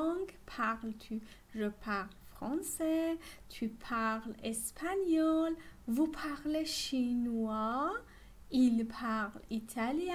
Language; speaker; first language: French; non-native, fluent; Persian